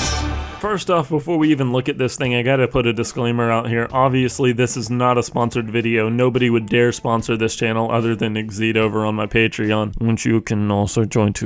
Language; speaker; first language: English; native; English